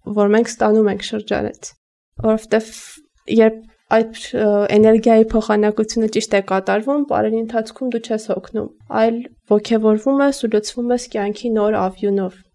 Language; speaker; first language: Armenian; native; Armenian